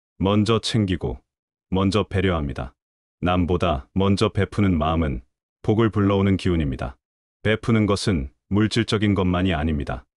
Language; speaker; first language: Korean; native; Korean